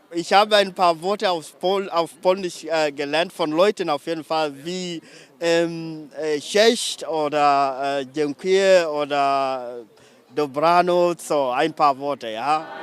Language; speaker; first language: German; non-native, fluent; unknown